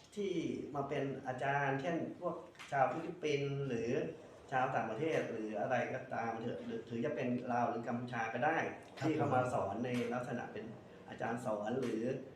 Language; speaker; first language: Thai; native; Thai